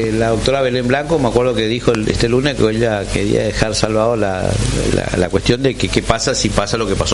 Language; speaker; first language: Spanish; native; Spanish